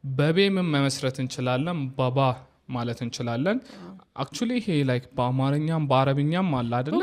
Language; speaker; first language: Amharic; non-native, local second language; Oromo